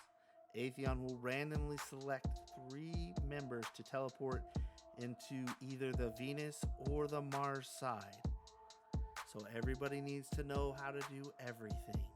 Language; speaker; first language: English; native; English